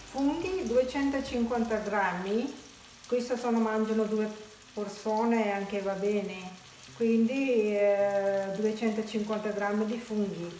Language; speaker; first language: Italian; non-native, learner; Tamil